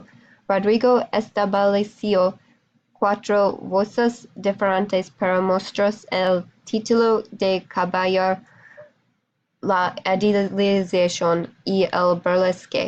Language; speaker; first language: Spanish; non-native, learner; English